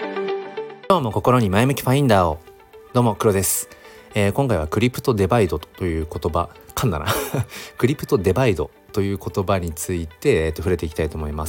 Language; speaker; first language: Japanese; native; Japanese